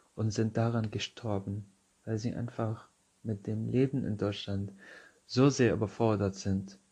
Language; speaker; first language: German; non-native, fluent; Arabic